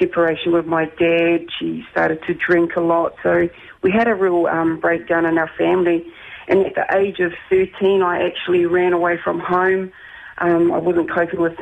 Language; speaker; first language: English; native; English